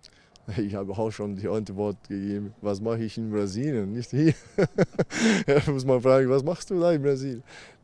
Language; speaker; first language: German; non-native, fluent; Portuguese